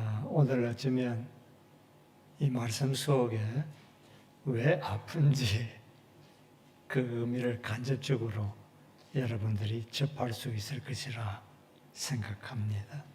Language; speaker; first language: Korean; native; Korean